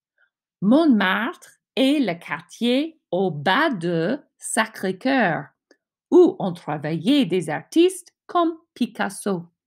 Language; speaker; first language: French; non-native, fluent; English